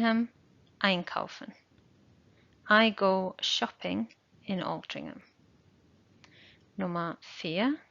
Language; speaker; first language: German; non-native, fluent; English